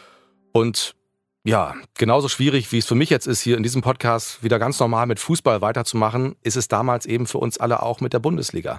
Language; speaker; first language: German; native; German